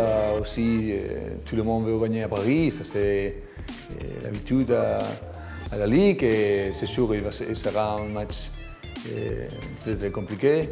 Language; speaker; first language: French; non-native, learner; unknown